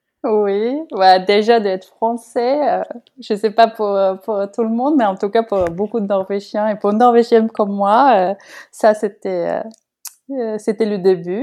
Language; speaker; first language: French; non-native, fluent; Norwegian